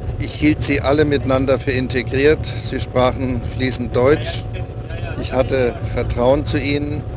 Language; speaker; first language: German; native; German